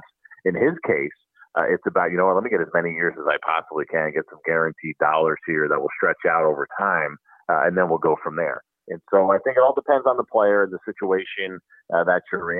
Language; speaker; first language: English; native; English